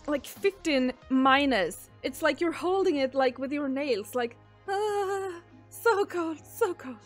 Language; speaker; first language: English; non-native, fluent; Swedish